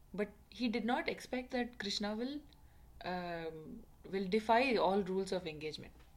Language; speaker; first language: English; non-native, local second language; Tamil